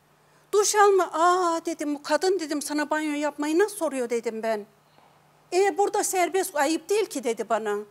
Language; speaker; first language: Turkish; native; Turkish